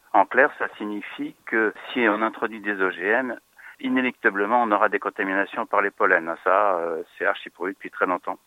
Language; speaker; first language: French; native; French